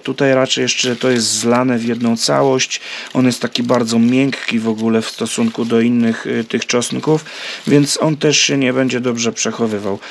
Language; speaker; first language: Polish; native; Polish